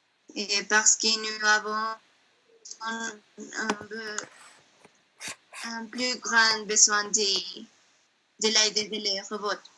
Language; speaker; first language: French; non-native, learner; Spanish